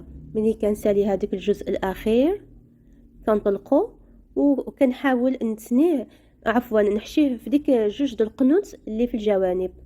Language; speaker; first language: Arabic; native; Arabic